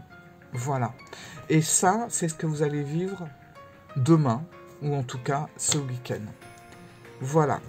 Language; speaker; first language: French; native; French